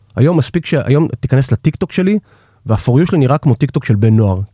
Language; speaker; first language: Hebrew; native; Hebrew